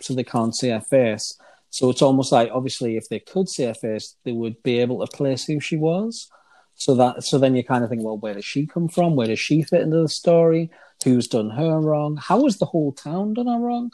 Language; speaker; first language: English; native; English